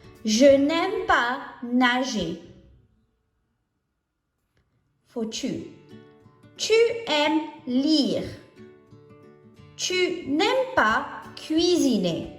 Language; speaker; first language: French; non-native, fluent; English